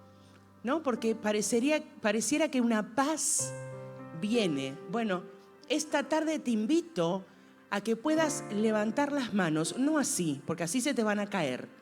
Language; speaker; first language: Spanish; native; Spanish